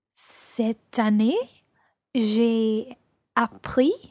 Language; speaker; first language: French; non-native, learner; English